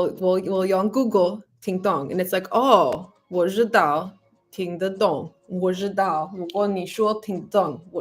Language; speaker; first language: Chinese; non-native, learner; English